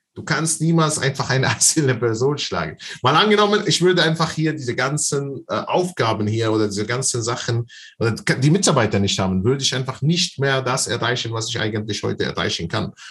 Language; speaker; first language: German; non-native, fluent; Arabic